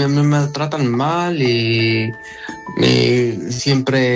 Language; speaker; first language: Spanish; non-native, learner; Arabic